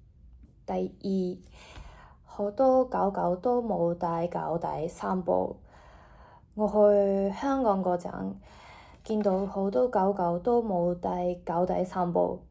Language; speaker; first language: Cantonese; non-native, fluent; Japanese